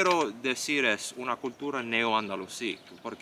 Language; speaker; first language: Spanish; non-native, fluent; English